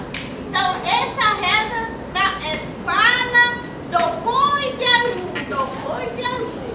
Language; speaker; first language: Portuguese; non-native, local second language; Guarani